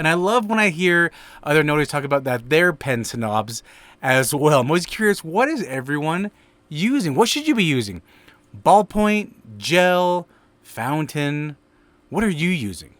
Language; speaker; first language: English; native; English